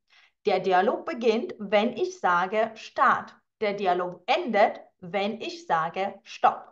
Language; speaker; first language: German; non-native, fluent; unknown